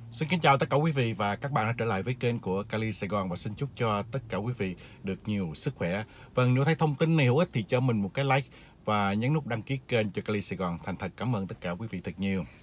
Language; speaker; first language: Vietnamese; native; Vietnamese